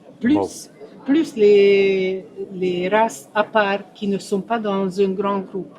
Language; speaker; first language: French; non-native, fluent; Ukrainian